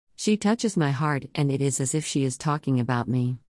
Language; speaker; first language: English; non-native, fluent; Persian